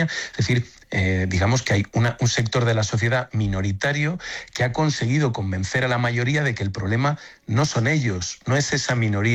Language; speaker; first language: Spanish; native; Spanish